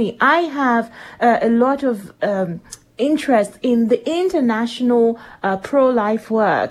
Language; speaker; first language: English; non-native, local second language; Igbo